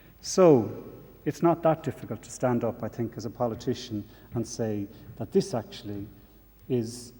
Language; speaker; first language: English; native; English